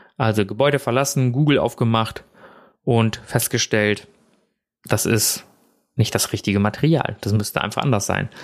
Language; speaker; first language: German; early bilingual, other home language; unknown